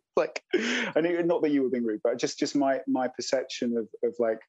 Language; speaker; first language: English; native; English